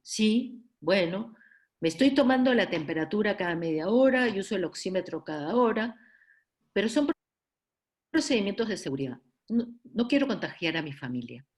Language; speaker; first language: Spanish; native; Spanish